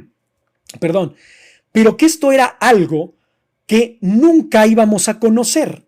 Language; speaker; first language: Spanish; native; Spanish